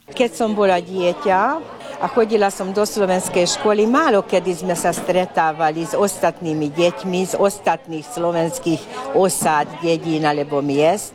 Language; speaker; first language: Slovak; non-native, local second language; Hungarian